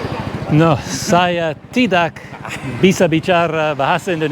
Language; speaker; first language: Indonesian; non-native, learner; English